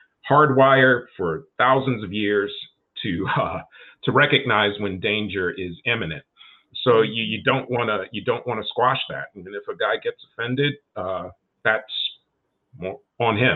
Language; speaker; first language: English; native; English